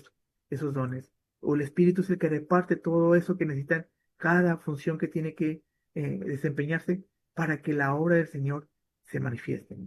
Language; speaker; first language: Spanish; native; Spanish